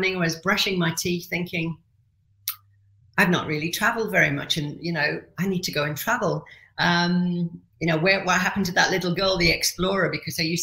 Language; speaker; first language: English; native; English